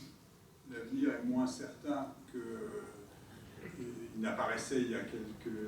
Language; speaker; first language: French; native; French